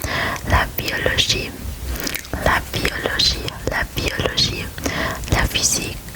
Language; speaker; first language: French; non-native, learner; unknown